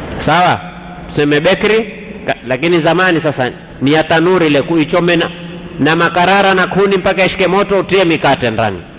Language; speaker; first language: Swahili; native; Swahili